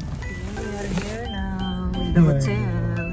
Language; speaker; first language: English; non-native, local second language; Filipino